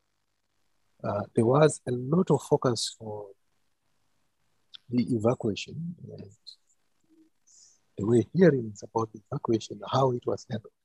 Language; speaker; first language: English; non-native, local second language; Shona